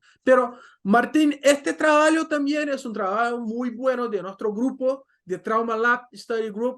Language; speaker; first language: Spanish; non-native, fluent; Portuguese